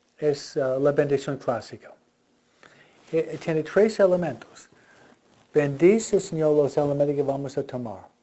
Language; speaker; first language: Spanish; non-native, fluent; English